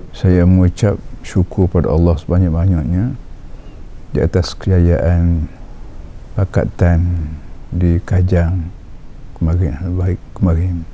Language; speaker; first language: Malay; native; Malay